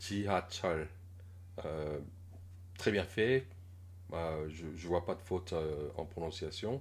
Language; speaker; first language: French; non-native, fluent; Korean